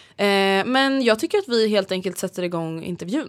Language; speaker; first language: Swedish; native; Swedish